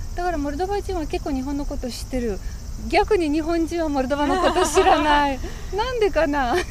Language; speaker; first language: Japanese; non-native, fluent; Romanian